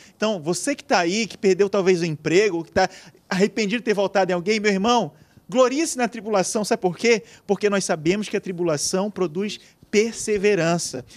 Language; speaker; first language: Portuguese; native; Portuguese